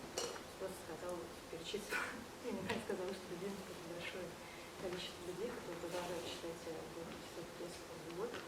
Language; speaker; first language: Russian; native; Russian